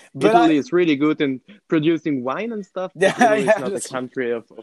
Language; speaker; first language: English; non-native, fluent; Italian